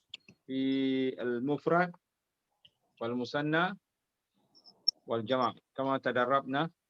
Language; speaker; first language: Arabic; non-native, fluent; Malay